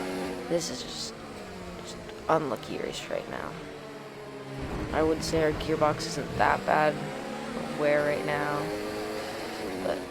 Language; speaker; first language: English; native; English